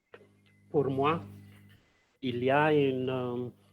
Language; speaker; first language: French; non-native, local second language; Malagasy